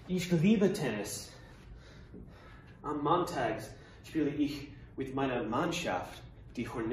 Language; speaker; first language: German; non-native, learner; English